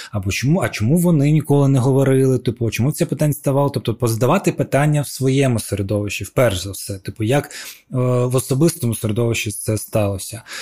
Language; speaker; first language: Ukrainian; non-native, local second language; Russian